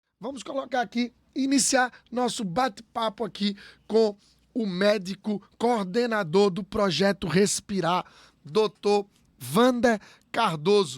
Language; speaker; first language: Portuguese; native; Portuguese